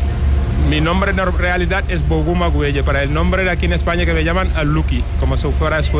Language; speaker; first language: Spanish; non-native, learner; Wolof